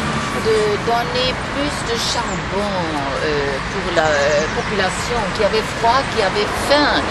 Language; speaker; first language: French; non-native, fluent; German